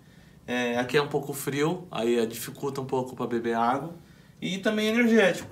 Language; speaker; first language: Portuguese; native; Portuguese